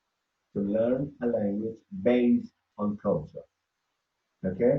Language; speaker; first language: English; non-native, fluent; Spanish